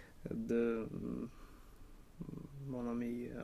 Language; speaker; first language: French; non-native, learner; Swedish